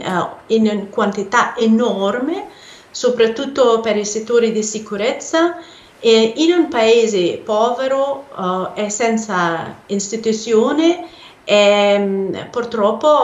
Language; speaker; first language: Italian; non-native, fluent; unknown